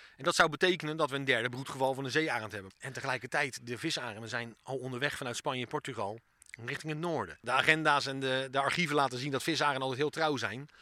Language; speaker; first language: Dutch; native; Dutch